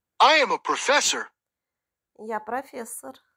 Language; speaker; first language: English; non-native, fluent; Russian